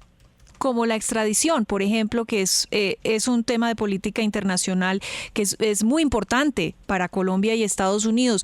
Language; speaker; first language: Spanish; native; Spanish